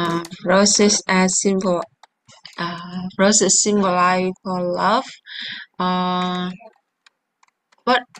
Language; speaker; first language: English; non-native, learner; Vietnamese